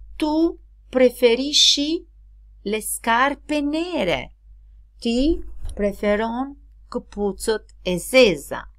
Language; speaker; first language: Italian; non-native, fluent; Albanian